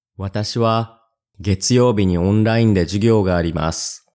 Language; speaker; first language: Japanese; non-native, learner; English